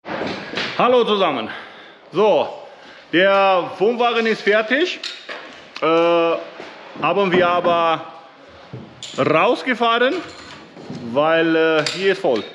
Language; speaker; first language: German; non-native, learner; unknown